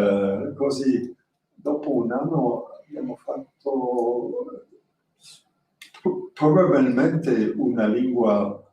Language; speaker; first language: Italian; non-native, learner; French